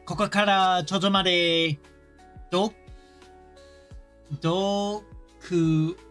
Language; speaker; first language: Japanese; non-native, learner; English